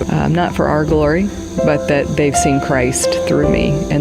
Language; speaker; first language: English; native; English